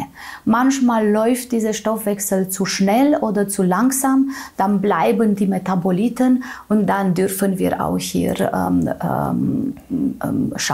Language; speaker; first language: German; non-native, fluent; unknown